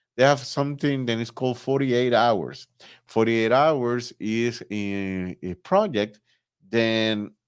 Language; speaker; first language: English; non-native, fluent; Spanish